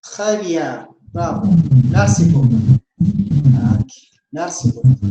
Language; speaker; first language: French; non-native, fluent; Amharic